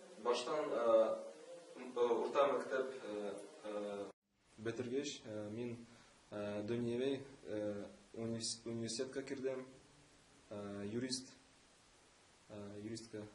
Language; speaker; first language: Tatar; non-native, local second language; Russian